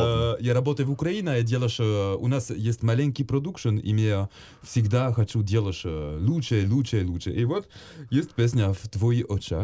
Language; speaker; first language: Russian; non-native, learner; French